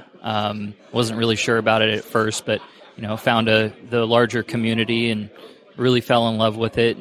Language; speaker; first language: English; native; English